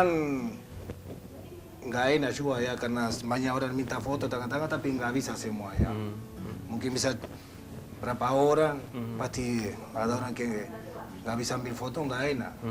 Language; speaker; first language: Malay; non-native, learner; Spanish